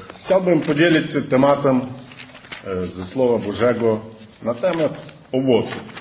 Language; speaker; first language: Polish; early bilingual, heritage; Polish